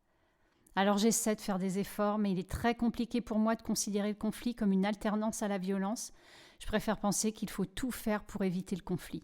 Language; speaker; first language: French; native; French